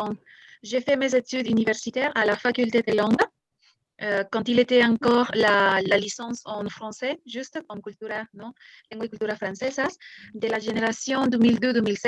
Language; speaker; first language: French; non-native, fluent; Spanish